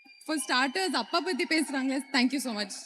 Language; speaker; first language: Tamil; non-native, learner; Kannada